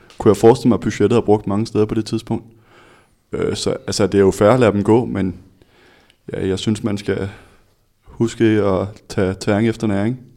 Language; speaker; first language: Danish; native; Danish